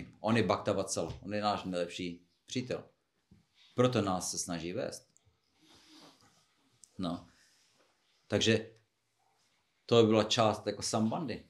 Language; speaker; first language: Czech; non-native, fluent; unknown